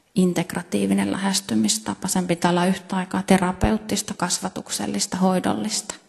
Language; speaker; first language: Finnish; native; Finnish